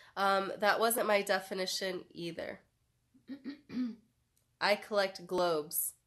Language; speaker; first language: English; native; English